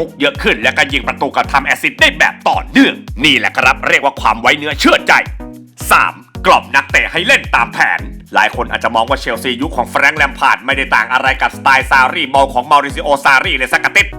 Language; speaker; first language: Thai; native; Thai